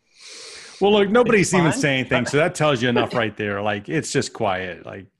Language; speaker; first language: English; native; English